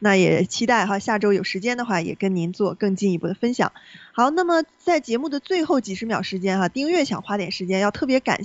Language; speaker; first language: Chinese; native; Chinese